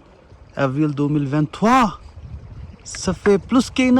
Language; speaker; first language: French; non-native, learner; Punjabi